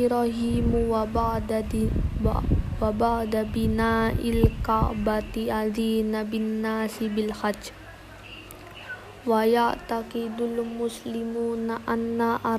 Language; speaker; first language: Arabic; non-native, learner; Indonesian